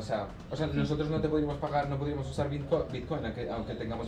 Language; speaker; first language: Spanish; native; Spanish